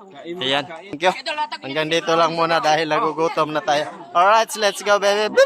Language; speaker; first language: Filipino; non-native, local second language; Hiligaynon